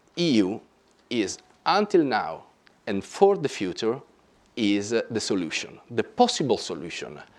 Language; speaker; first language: English; non-native, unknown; Italian